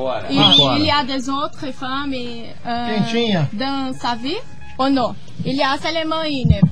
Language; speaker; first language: French; non-native, learner; Portuguese